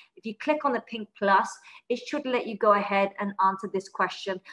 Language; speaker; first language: English; native; English